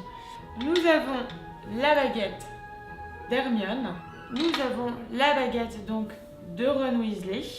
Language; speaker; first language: French; native; French